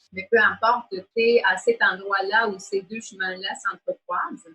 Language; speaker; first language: French; native; French